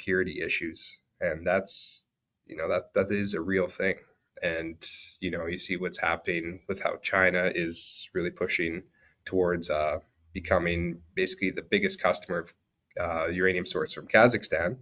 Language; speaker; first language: English; native; English